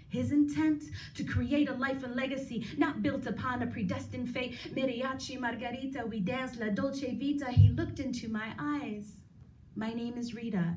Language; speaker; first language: English; native; English